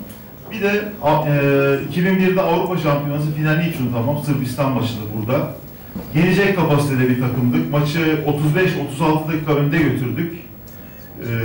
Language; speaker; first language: Turkish; native; Turkish